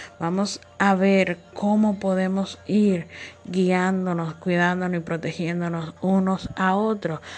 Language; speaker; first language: Spanish; native; Spanish